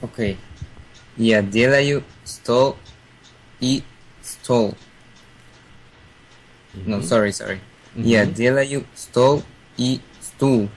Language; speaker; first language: Russian; non-native, learner; Spanish